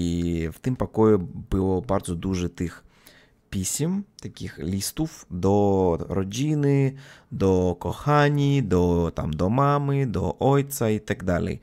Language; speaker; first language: Polish; non-native, learner; Russian